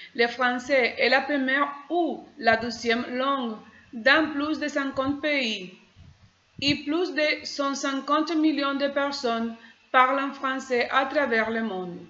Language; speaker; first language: French; non-native, learner; Spanish